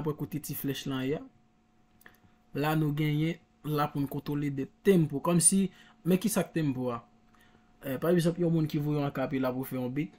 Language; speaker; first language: French; non-native, local second language; Haitian Creole